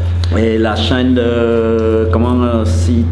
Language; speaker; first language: French; non-native, fluent; Khmer